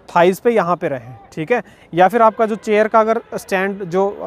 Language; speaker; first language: Hindi; native; Hindi